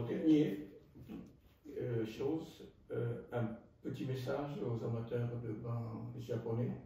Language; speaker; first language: French; non-native, fluent; Japanese